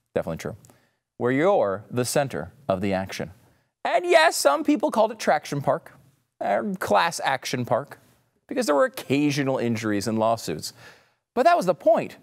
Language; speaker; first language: English; native; English